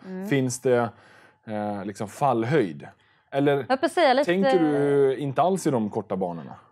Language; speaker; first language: Swedish; native; Swedish